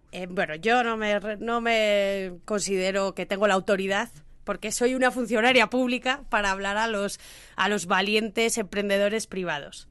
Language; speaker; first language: Spanish; native; Spanish